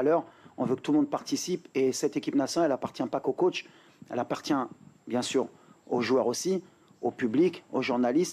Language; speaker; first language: French; native; French